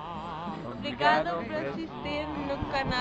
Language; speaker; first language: Portuguese; non-native, learner; Spanish